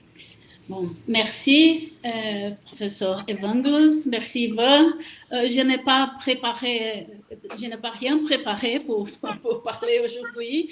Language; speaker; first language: French; non-native, fluent; Portuguese